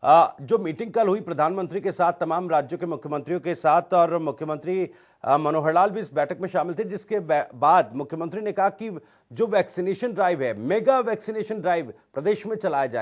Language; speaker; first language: Hindi; native; Hindi